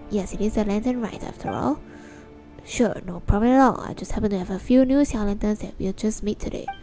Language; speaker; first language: English; native; English